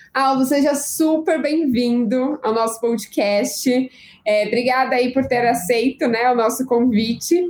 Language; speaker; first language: Portuguese; native; Portuguese